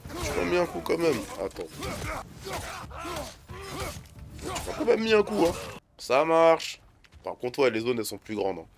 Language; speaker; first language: French; native; French